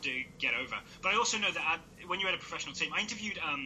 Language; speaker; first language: English; native; English